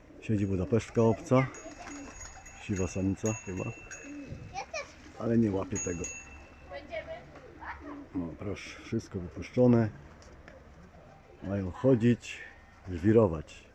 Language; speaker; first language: Polish; native; Polish